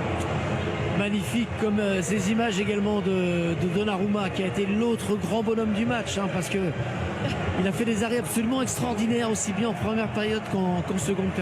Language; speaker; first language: French; native; French